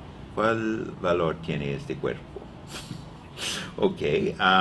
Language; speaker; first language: Spanish; non-native, learner; English